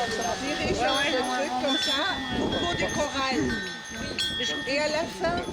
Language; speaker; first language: French; non-native, fluent; German